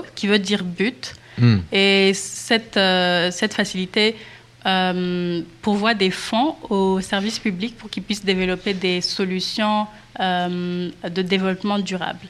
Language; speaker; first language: French; non-native, local second language; Kinyarwanda